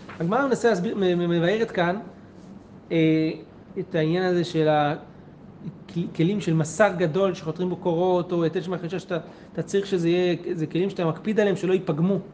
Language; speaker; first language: Hebrew; native; Hebrew